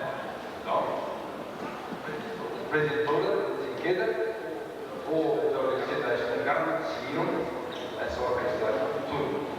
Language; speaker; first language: Portuguese; non-native, learner; Japanese